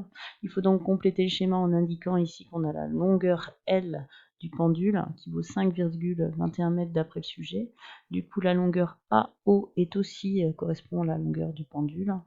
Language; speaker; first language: French; native; French